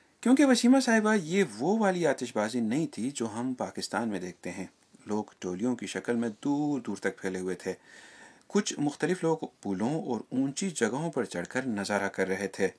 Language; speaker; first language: Urdu; native; Urdu